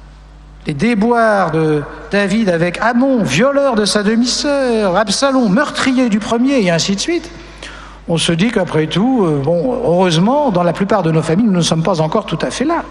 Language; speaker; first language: French; native; French